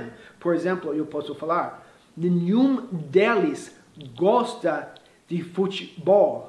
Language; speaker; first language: Portuguese; non-native, fluent; English